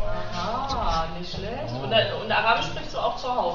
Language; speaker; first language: German; native; German